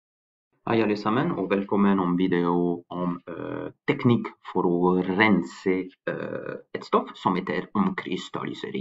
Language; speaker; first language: Norwegian; non-native, fluent; French